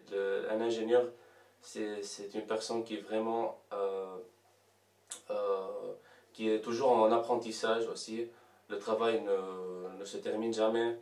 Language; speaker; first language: French; non-native, local second language; Arabic